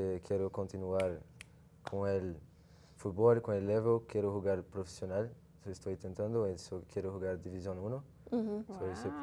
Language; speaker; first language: Spanish; non-native, learner; Portuguese